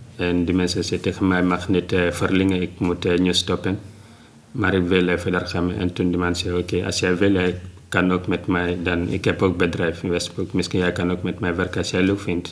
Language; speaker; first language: Dutch; non-native, learner; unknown